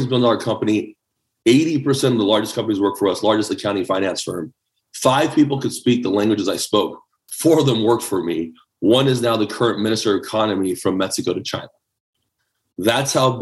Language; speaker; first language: English; early bilingual, other home language; Chinese